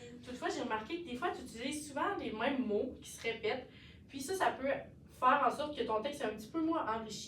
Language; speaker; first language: French; native; French